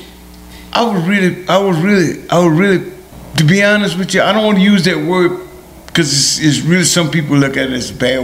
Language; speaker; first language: English; early bilingual, other home language; Haitian Creole